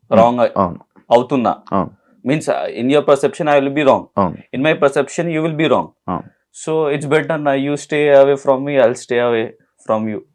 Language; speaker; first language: Telugu; non-native, learner; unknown